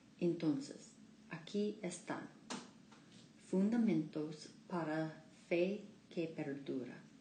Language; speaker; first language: Spanish; non-native, learner; English